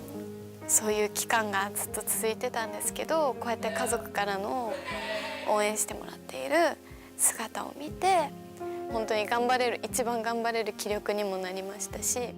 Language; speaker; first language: Japanese; native; Japanese